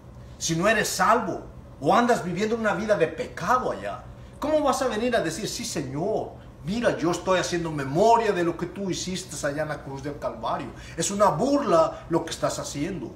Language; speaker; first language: Spanish; native; Spanish